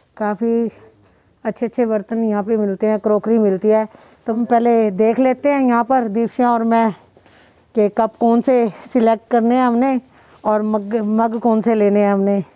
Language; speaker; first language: Hindi; non-native, local second language; Punjabi